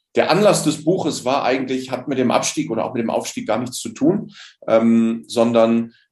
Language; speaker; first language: German; native; German